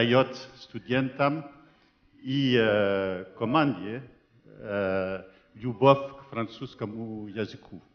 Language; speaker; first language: Russian; non-native, fluent; French